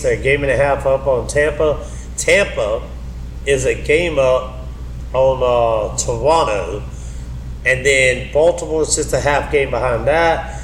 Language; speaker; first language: English; native; English